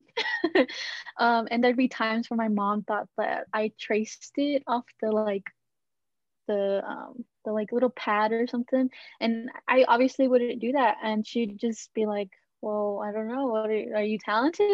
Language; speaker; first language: English; native; English